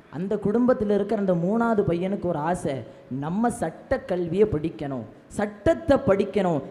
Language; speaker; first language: Tamil; non-native, local second language; Malayalam